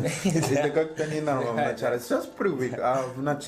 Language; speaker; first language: Russian; non-native, fluent; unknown